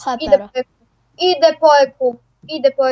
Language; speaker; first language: Polish; native; Polish